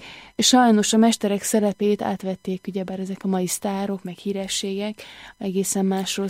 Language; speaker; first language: Hungarian; native; Hungarian